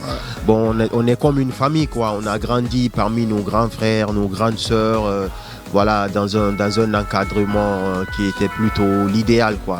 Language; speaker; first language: French; non-native, local second language; Fula